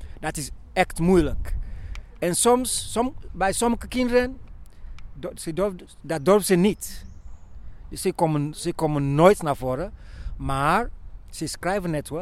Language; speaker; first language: Dutch; non-native, learner; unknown